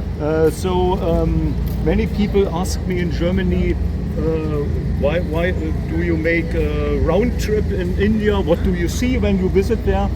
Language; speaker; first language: English; non-native, learner; German